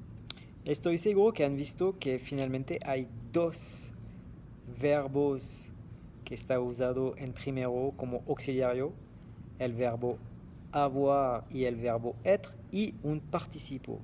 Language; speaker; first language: Spanish; non-native, fluent; French